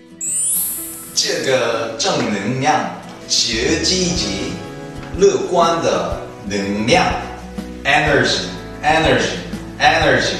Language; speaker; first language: Chinese; non-native, learner; Korean